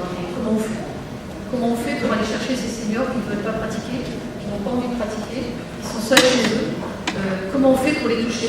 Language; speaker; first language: French; native; French